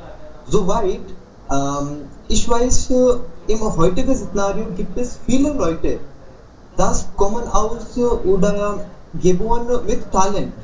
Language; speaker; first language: German; non-native, learner; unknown